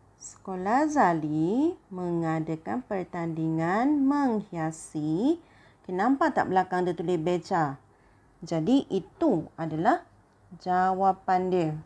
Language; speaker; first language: Malay; non-native, local second language; Chinese